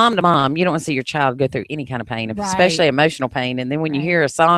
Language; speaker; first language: English; native; English